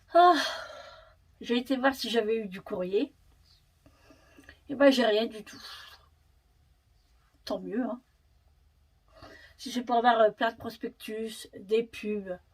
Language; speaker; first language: French; native; French